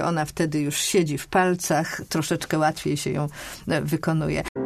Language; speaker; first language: Polish; native; Polish